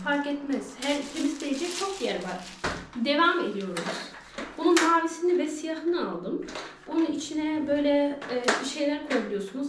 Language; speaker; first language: Turkish; early bilingual, heritage; Turkish